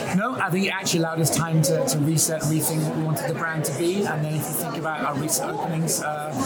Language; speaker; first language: English; native; English